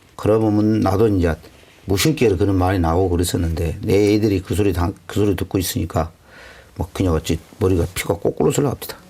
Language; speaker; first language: Korean; native; Korean